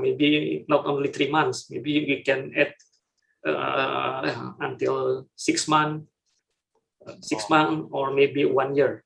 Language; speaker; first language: English; non-native, fluent; Indonesian